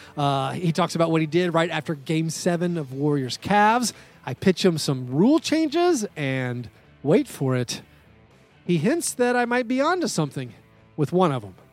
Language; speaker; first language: English; native; English